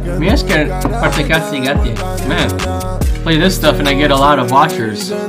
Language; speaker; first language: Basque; non-native, learner; English